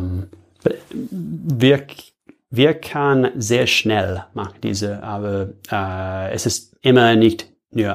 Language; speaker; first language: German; non-native, learner; English